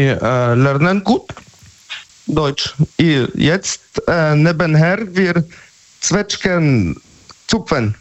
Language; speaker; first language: German; non-native, learner; Polish